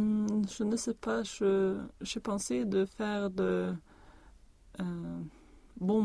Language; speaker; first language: French; non-native, learner; Swedish